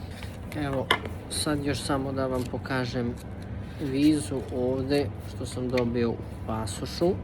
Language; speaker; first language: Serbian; early bilingual, heritage; Serbian